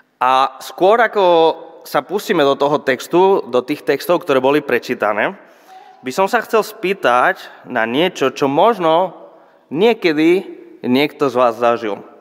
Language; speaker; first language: Slovak; non-native, fluent; Spanish